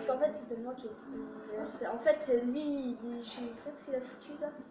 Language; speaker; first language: French; native; French